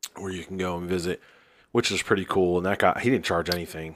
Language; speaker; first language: English; native; English